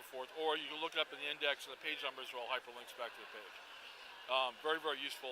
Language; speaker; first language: English; native; English